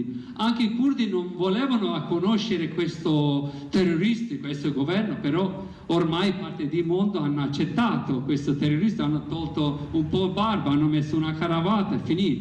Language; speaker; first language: Italian; non-native, learner; Kurdish